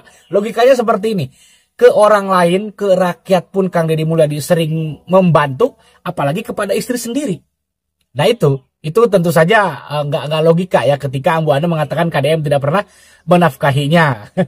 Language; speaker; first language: Indonesian; native; Indonesian